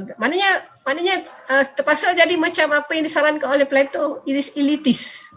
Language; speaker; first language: Malay; native; Malay